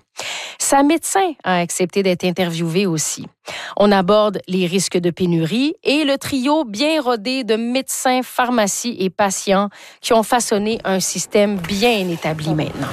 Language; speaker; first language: French; native; French